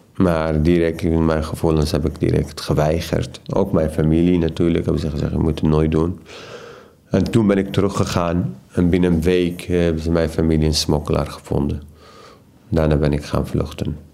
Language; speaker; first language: Dutch; non-native, fluent; Arabic